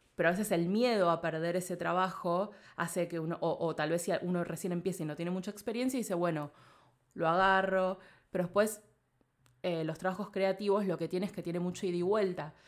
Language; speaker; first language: Spanish; native; Spanish